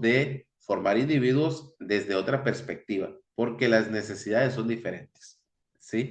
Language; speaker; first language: Spanish; native; Spanish